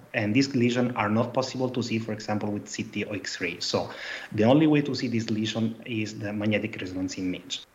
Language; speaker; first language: English; non-native, fluent; Italian